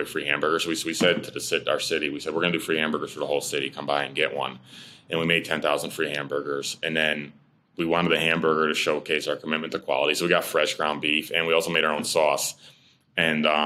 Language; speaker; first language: English; native; English